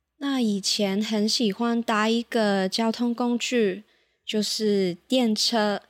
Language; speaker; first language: Chinese; non-native, local second language; Cantonese